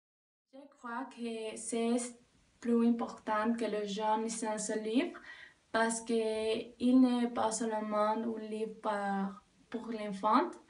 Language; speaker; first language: French; non-native, learner; Spanish